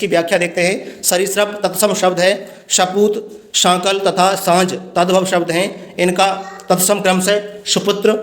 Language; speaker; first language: Hindi; native; Hindi